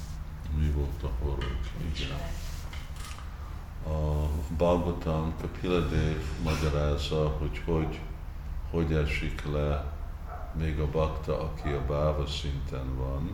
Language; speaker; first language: Hungarian; early bilingual, heritage; Hungarian